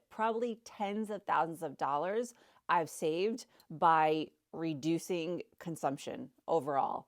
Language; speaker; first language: English; native; English